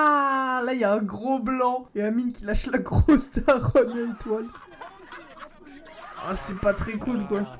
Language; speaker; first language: French; native; French